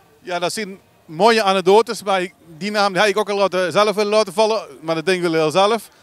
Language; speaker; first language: Dutch; native; Dutch